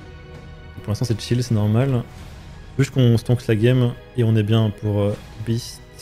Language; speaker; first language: French; native; French